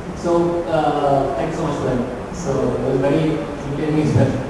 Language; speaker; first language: English; non-native, local second language; Kannada